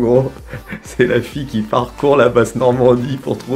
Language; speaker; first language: French; native; French